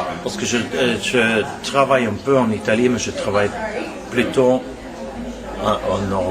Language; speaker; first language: French; non-native, learner; Norwegian